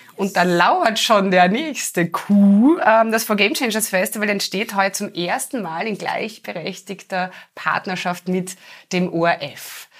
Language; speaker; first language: German; native; German